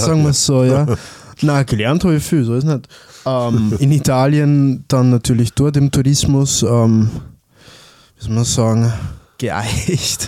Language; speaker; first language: German; early bilingual, other home language; Italian